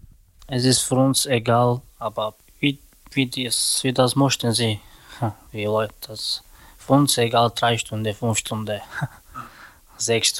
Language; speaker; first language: German; non-native, learner; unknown